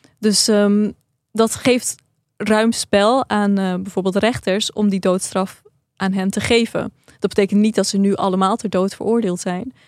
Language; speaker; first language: Dutch; early bilingual, other home language; Persian